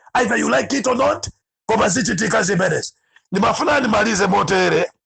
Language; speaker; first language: Nyanja; native; Nyanja